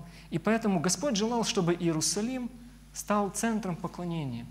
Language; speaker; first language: Russian; native; Russian